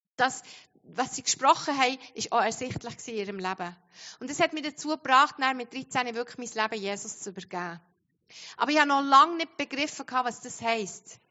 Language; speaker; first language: German; non-native, fluent; Arabic